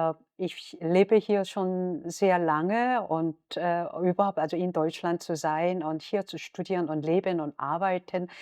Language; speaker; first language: German; non-native, fluent; Korean